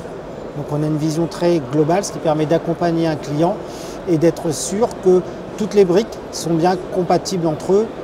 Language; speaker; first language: French; native; French